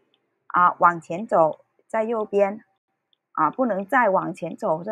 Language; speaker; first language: Chinese; early bilingual, heritage; Cantonese